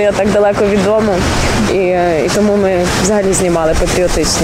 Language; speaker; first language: Ukrainian; native; Ukrainian